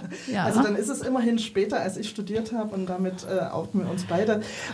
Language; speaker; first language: German; native; German